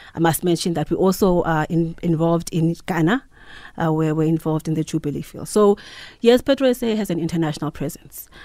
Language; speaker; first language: English; non-native, local second language; Xhosa